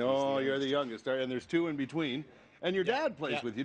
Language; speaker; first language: English; native; English